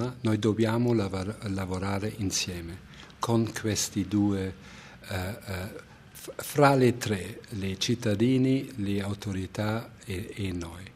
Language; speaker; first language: Italian; non-native, fluent; German